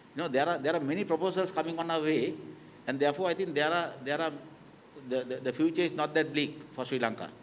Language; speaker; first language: English; non-native, local second language; Sinhala